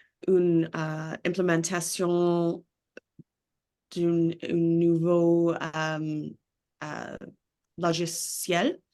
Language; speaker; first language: French; non-native, learner; English